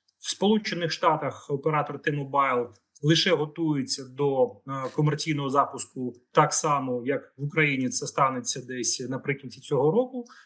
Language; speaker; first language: Ukrainian; native; Ukrainian